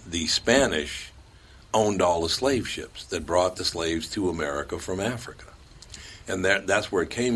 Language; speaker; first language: English; native; English